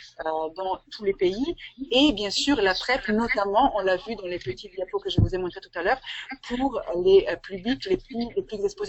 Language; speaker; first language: French; native; French